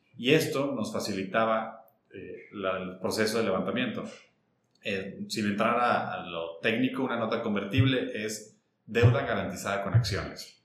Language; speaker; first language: Spanish; native; Spanish